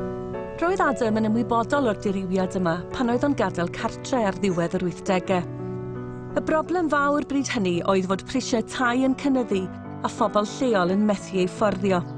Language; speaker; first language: Welsh; native; Welsh